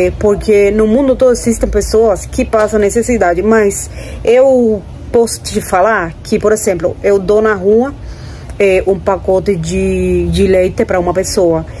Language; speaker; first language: Portuguese; non-native, fluent; Spanish